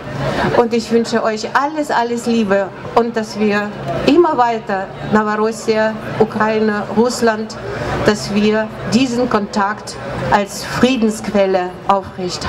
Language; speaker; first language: German; non-native, fluent; Russian